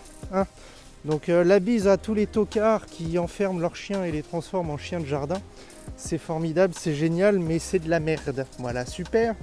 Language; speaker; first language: French; native; French